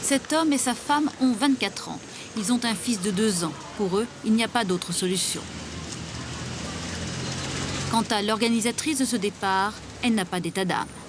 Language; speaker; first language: French; native; French